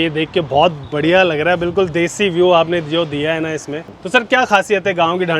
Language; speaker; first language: Hindi; native; Hindi